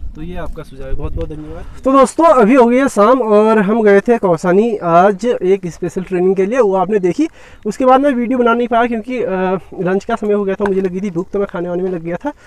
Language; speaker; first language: Hindi; native; Hindi